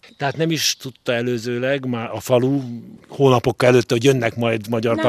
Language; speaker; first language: Hungarian; native; Hungarian